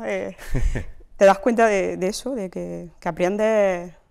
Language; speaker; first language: Spanish; native; Spanish